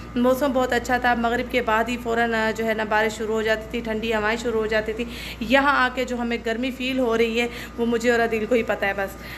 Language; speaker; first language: Urdu; native; Urdu